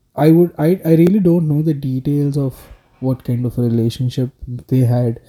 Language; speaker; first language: English; non-native, local second language; Telugu